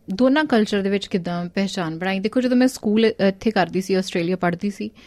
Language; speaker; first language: Punjabi; early bilingual, heritage; Punjabi